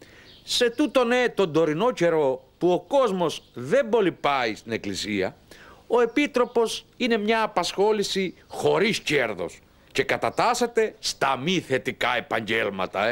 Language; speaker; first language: Greek; native; Greek